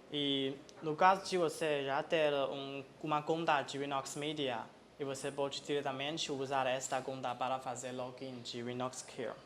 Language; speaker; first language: Portuguese; non-native, fluent; Chinese